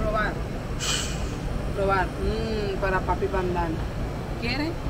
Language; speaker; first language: Spanish; native; Spanish